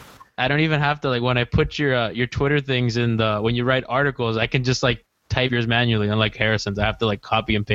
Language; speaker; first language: English; native; English